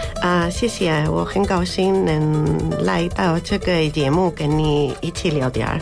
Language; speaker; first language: Chinese; non-native, fluent; Spanish